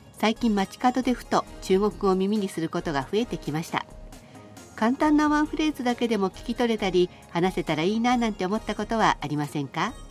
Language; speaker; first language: Japanese; native; Japanese